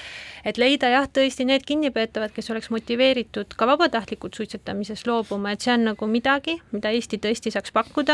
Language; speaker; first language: Estonian; native; Estonian